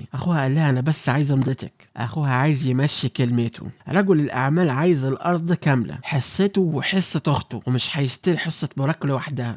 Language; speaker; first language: Arabic; native; Arabic